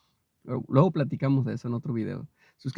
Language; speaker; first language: Spanish; native; Spanish